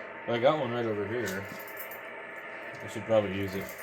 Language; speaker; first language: English; native; English